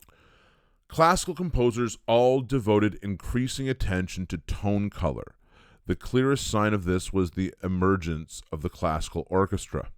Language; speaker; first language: English; native; English